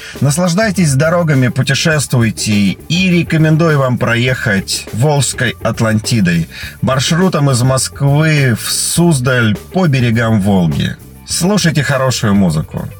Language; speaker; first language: Russian; native; Russian